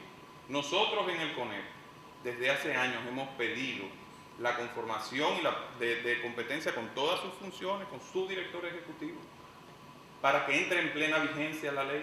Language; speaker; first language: Spanish; native; Spanish